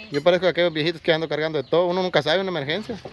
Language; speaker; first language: Spanish; native; Spanish